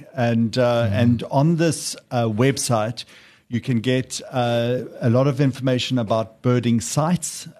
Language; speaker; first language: English; native; English